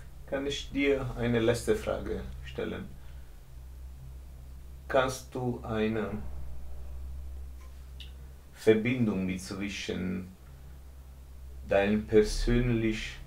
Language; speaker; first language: German; non-native, learner; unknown